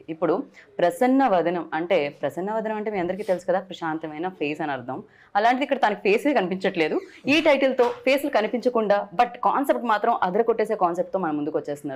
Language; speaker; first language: Telugu; native; Telugu